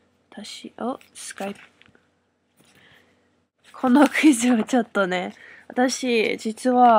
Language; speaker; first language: Japanese; non-native, learner; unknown